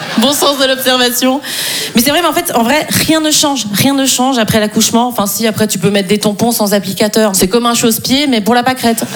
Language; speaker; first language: French; native; French